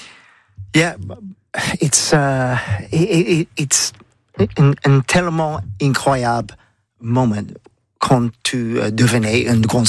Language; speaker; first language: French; non-native, learner; English